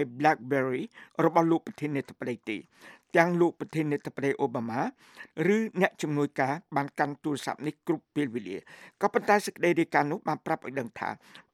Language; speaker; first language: Khmer; native; Khmer